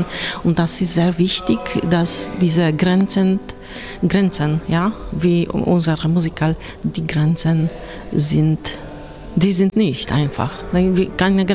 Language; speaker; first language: German; non-native, learner; Polish